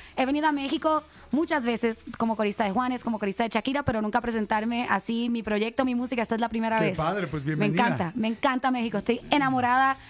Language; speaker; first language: Spanish; native; Spanish